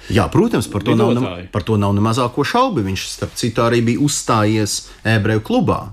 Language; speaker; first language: Latvian; non-native, local second language; Russian